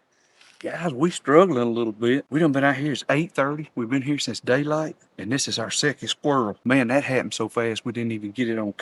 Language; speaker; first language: English; native; English